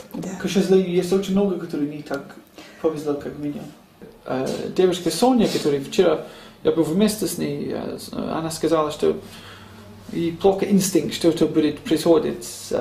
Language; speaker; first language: Russian; non-native, learner; English